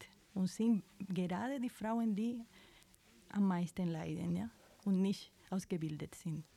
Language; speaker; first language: German; non-native, fluent; Spanish